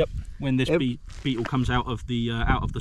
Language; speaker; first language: English; native; English